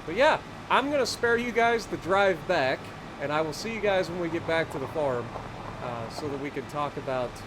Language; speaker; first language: English; native; English